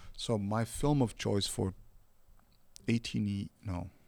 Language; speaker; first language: English; non-native, fluent; Somali